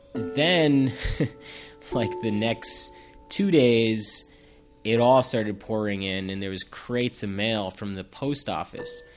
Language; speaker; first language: English; native; English